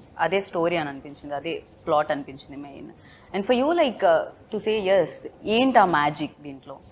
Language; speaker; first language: Telugu; native; Telugu